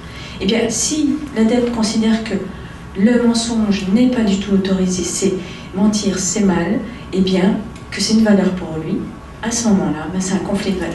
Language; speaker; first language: French; native; French